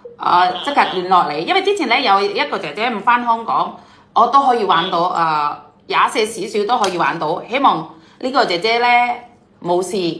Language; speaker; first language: Cantonese; non-native, fluent; Indonesian